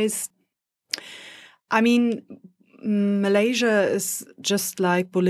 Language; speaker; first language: English; non-native, fluent; German